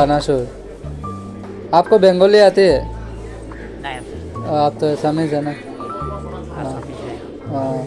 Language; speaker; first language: Hindi; non-native, local second language; Bangla